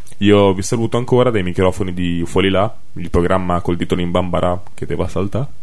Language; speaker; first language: Italian; native; Italian